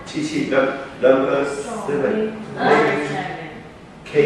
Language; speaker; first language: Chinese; non-native, learner; English